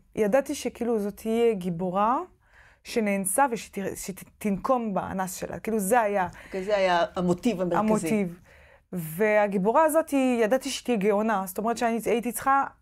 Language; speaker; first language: Hebrew; non-native, fluent; French